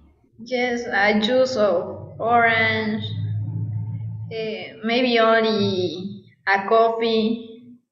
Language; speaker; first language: English; non-native, learner; Spanish